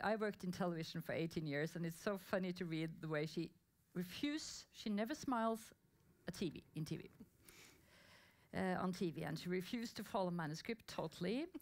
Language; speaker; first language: English; non-native, fluent; Norwegian